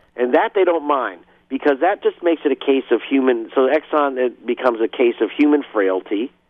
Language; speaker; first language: English; native; English